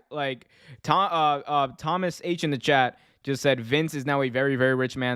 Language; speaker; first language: English; native; English